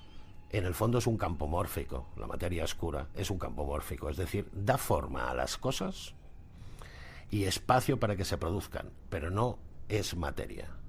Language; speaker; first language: Spanish; native; Spanish